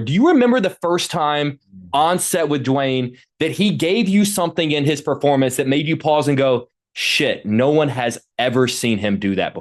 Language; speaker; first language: English; native; English